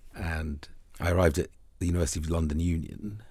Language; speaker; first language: English; early bilingual, other home language; Arabic